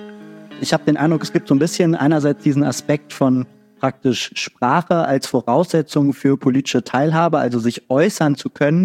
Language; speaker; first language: German; native; German